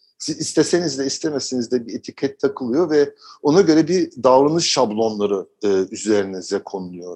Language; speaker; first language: Turkish; early bilingual, heritage; Turkish